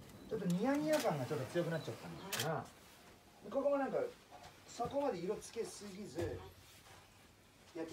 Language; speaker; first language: Japanese; native; Japanese